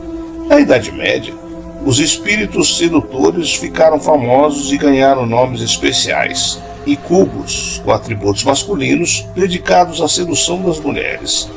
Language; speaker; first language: Portuguese; native; Portuguese